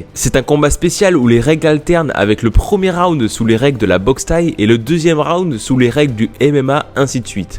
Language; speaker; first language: French; native; French